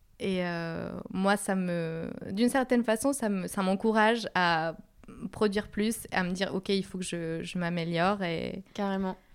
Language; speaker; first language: French; non-native, fluent; Spanish